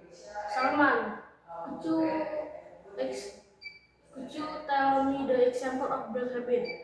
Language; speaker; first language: English; non-native, learner; Indonesian